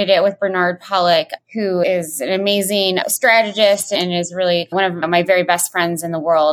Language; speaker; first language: English; native; English